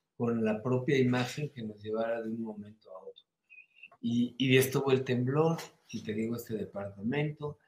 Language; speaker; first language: Spanish; native; Spanish